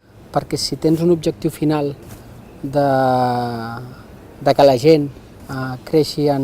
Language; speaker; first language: Catalan; native; Catalan